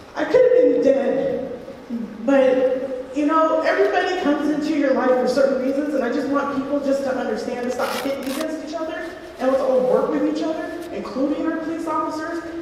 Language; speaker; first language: English; native; English